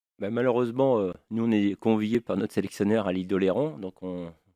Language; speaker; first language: French; native; French